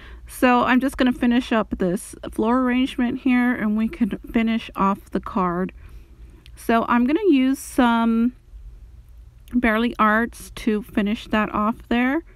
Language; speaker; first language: English; native; English